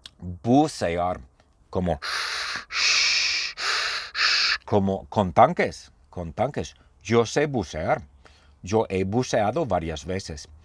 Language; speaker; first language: Spanish; non-native, fluent; English